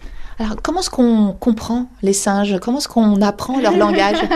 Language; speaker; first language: French; native; French